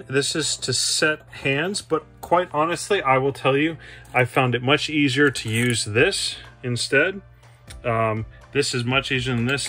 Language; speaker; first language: English; native; English